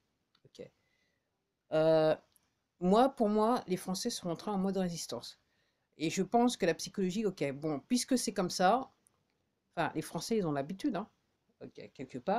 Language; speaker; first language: French; native; French